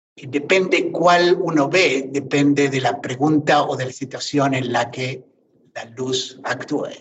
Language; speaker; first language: Spanish; native; Spanish